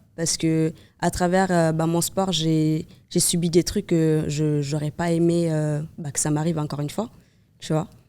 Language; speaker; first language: French; non-native, fluent; Kabuverdianu